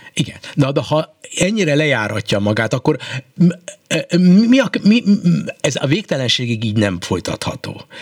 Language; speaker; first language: Hungarian; native; Hungarian